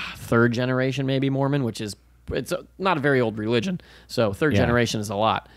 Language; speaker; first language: English; native; English